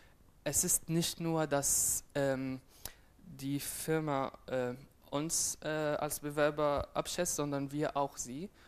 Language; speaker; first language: German; non-native, fluent; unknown